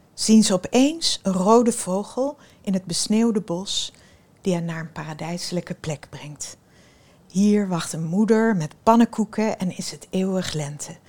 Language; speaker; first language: Dutch; early bilingual, other home language; Swedish